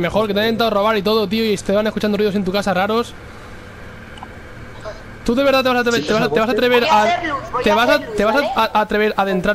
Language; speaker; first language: Spanish; native; Spanish